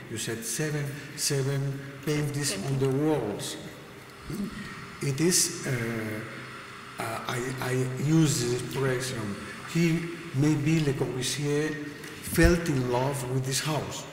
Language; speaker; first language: English; non-native, learner; Spanish